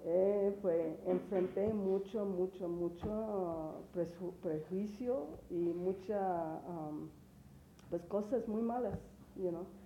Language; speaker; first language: Spanish; early bilingual, heritage; English